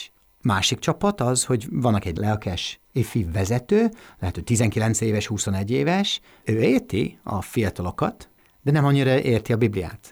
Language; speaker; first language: Hungarian; non-native, fluent; English